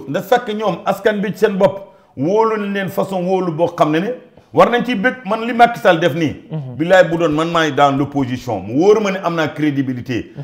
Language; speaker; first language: Wolof; non-native, local second language; Fula